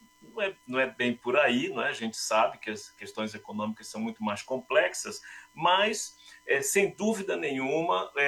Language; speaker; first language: Portuguese; native; Portuguese